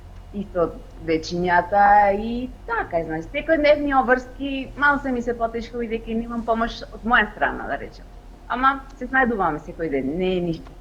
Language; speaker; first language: Macedonian; non-native, fluent; Spanish